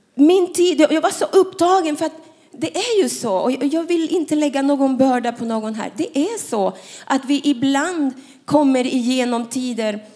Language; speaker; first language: Swedish; non-native, fluent; Spanish